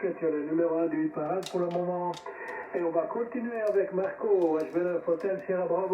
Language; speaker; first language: French; non-native, local second language; Italian